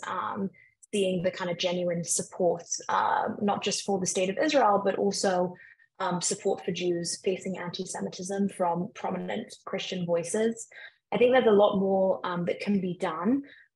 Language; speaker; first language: English; native; English